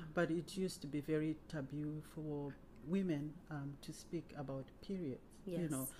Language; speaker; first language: English; non-native, local second language; Shona